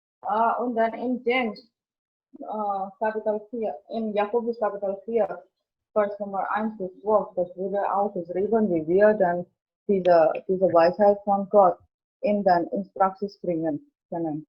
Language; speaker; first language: German; non-native, learner; Indonesian